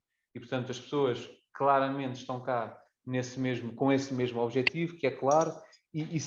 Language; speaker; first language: Portuguese; native; Portuguese